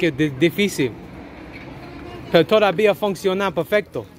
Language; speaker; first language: Spanish; non-native, learner; English